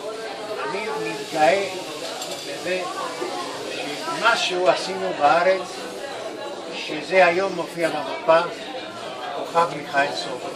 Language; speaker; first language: Hebrew; non-native, fluent; Spanish